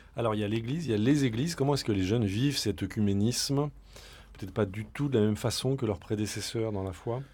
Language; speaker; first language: French; native; French